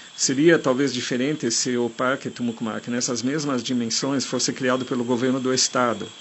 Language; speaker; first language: Portuguese; non-native, fluent; German